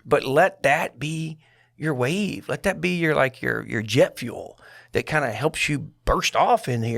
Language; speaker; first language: English; native; English